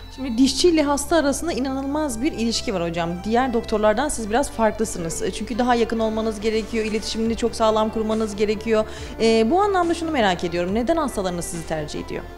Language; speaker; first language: Turkish; native; Turkish